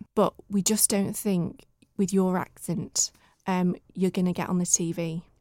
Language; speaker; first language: English; native; English